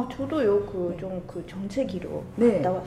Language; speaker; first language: Korean; non-native, fluent; Japanese